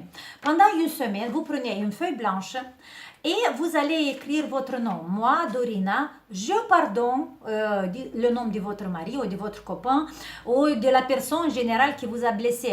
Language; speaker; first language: French; non-native, fluent; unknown